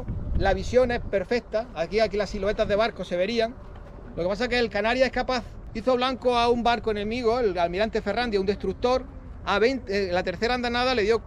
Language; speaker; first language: Spanish; native; Spanish